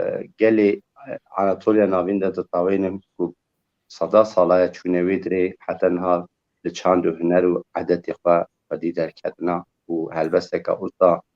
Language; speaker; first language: Kurdish; native; Kurdish